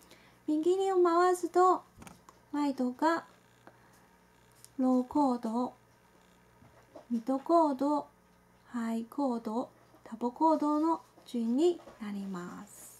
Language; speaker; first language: Japanese; non-native, fluent; Chinese